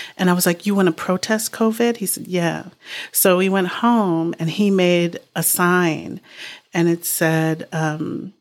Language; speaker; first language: English; native; English